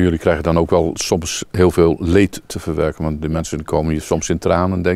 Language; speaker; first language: Dutch; native; Dutch